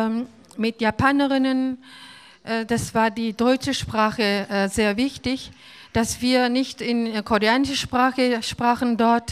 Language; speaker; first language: German; non-native, fluent; Korean